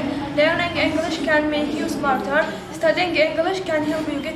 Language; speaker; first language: English; non-native, learner; Arabic